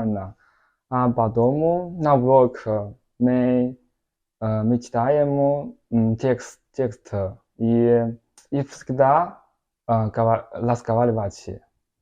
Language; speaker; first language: Russian; non-native, learner; Chinese